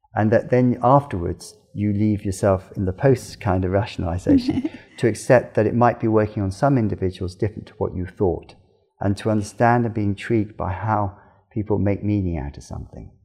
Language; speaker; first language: English; native; English